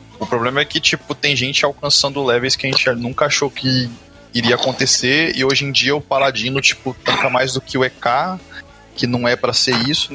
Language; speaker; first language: Portuguese; native; Portuguese